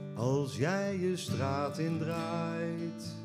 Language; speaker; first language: Dutch; native; Dutch